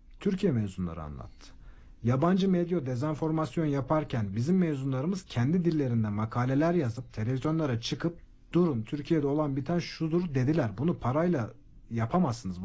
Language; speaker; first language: Turkish; native; Turkish